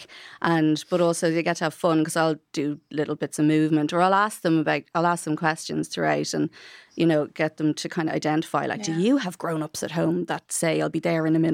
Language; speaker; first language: English; native; English